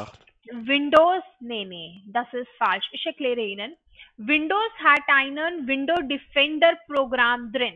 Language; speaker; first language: German; non-native, learner; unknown